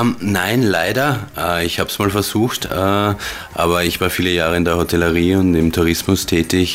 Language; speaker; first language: German; native; German